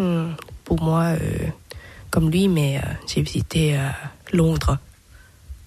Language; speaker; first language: French; non-native, learner; Thai